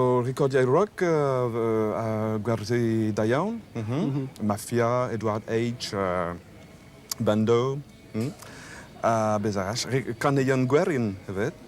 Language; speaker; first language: Welsh; non-native, learner; French